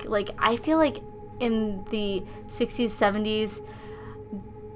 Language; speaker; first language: English; native; English